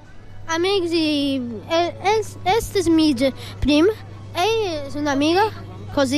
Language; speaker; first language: Catalan; non-native, local second language; Spanish